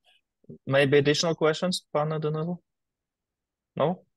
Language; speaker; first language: English; non-native, learner; Ukrainian